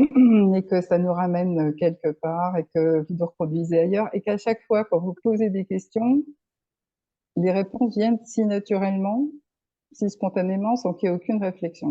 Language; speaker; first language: French; native; French